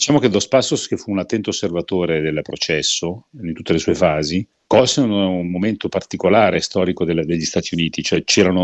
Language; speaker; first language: Italian; native; Italian